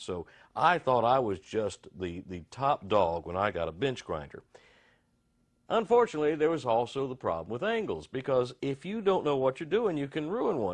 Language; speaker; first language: English; native; English